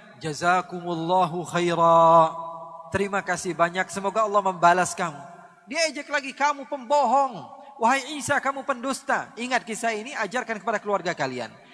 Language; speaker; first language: Indonesian; native; Indonesian